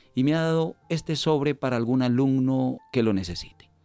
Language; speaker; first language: Spanish; native; Spanish